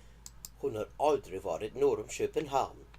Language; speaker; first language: Swedish; non-native, learner; English